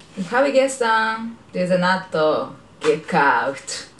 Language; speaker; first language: German; non-native, learner; Japanese